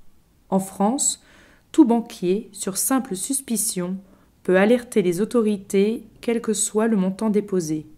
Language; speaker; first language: French; native; French